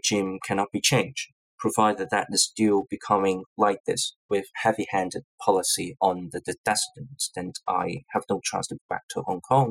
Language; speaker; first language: English; non-native, local second language; Cantonese